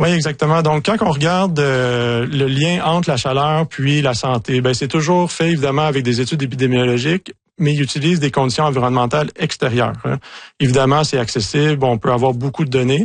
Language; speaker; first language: French; native; French